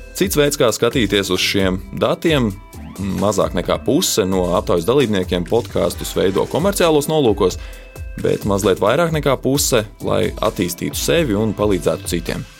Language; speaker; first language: Latvian; native; Latvian